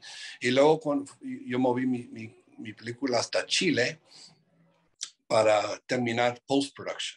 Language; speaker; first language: Spanish; non-native, fluent; English